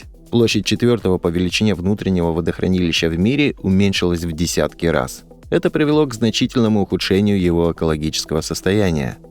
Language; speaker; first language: Russian; native; Russian